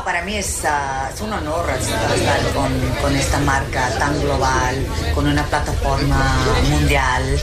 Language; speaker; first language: Spanish; early bilingual, heritage; English